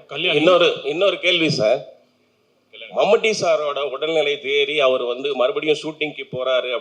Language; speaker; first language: Tamil; native; Tamil